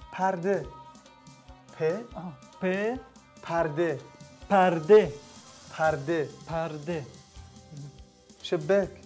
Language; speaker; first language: Persian; non-native, learner; Arabic